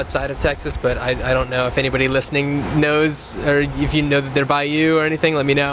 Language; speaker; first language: English; native; English